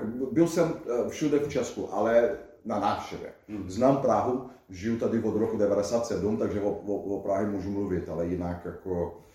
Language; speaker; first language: Czech; non-native, fluent; Portuguese